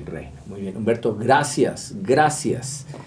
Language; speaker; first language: Spanish; native; Spanish